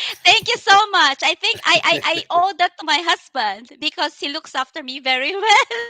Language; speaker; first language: English; non-native, local second language; Filipino